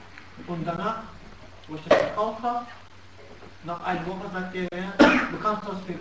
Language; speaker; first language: German; non-native, learner; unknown